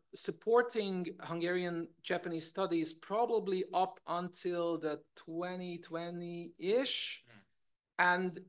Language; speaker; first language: English; non-native, fluent; Hungarian